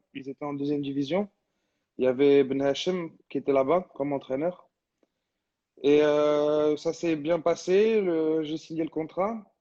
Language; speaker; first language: French; non-native, local second language; Arabic